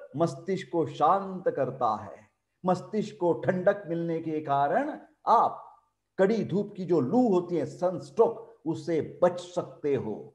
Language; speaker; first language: Hindi; non-native, local second language; Marathi